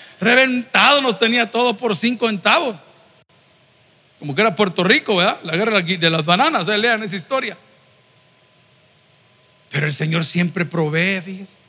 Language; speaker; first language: Spanish; native; Spanish